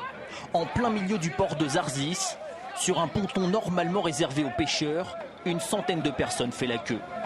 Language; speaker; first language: French; native; French